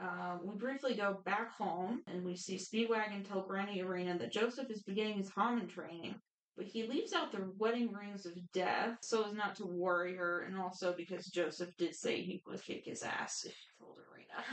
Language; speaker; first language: English; native; English